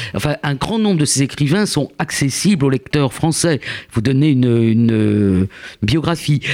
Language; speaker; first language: French; native; French